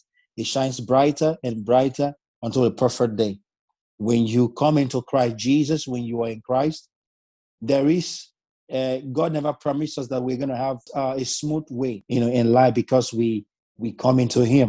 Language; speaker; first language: English; non-native, local second language; Igbo